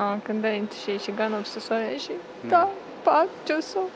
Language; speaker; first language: Korean; non-native, learner; Ukrainian